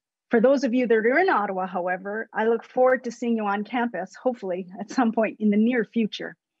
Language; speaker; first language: English; native; English